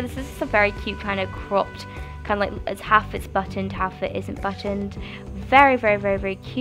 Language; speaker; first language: English; native; English